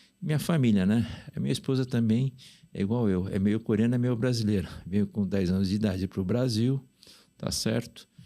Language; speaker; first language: Portuguese; early bilingual, other home language; Korean